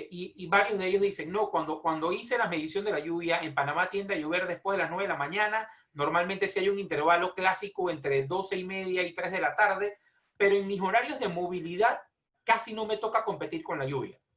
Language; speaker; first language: Spanish; native; Spanish